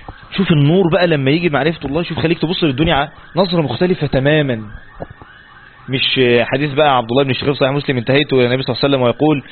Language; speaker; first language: Arabic; native; Arabic